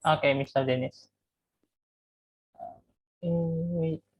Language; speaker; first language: English; non-native, learner; Indonesian